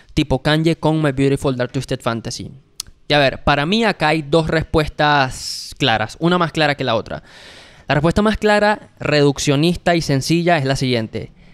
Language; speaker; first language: Spanish; native; Spanish